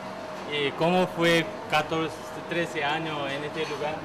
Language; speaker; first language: Spanish; non-native, learner; Korean